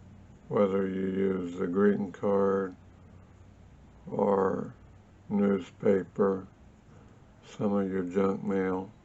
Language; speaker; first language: English; native; English